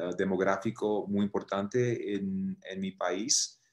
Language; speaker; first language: Spanish; early bilingual, other home language; English